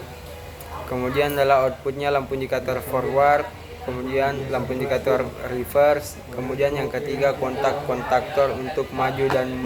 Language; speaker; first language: Indonesian; native; Indonesian